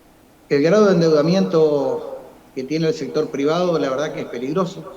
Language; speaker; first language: Spanish; native; Spanish